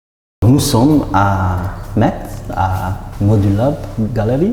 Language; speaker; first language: French; non-native, learner; Hungarian